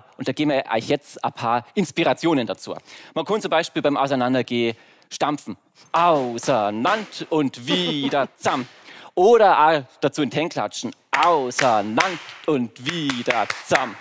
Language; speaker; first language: German; native; German